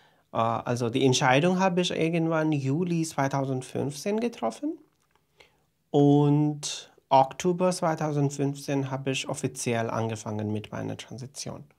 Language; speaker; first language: German; non-native, fluent; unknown